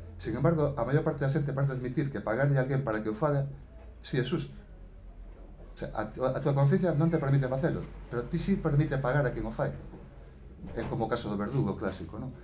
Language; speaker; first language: Galician; native; Galician